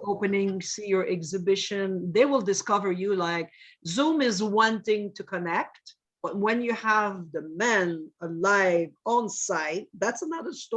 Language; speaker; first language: English; non-native, fluent; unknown